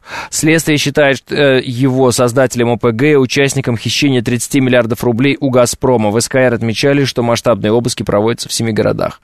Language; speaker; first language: Russian; native; Russian